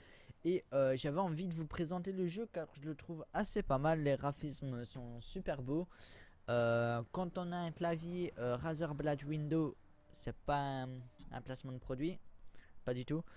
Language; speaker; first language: French; native; French